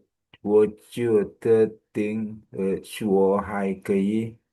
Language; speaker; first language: Chinese; non-native, learner; Indonesian